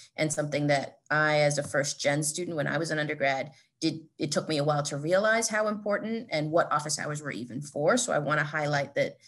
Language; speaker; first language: English; native; English